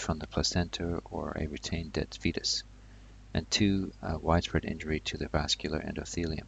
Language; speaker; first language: English; native; English